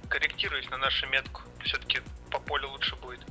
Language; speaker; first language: Russian; native; Russian